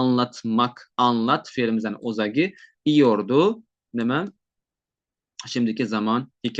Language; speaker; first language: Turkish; non-native, fluent; Uzbek